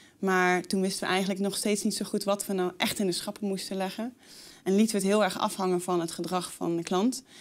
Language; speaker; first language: Dutch; native; Dutch